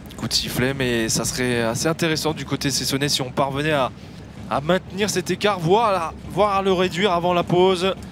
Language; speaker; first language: French; native; French